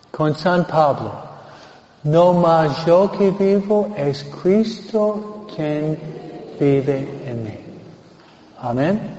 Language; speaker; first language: Spanish; non-native, fluent; English